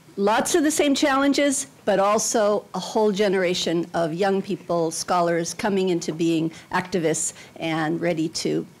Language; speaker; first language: English; native; English